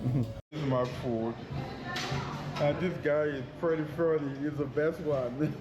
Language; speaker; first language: English; non-native, learner; French